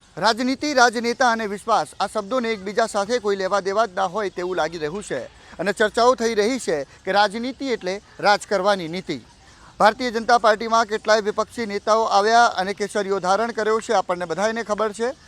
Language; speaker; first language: Gujarati; native; Gujarati